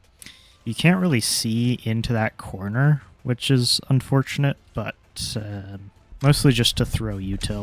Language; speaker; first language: English; native; English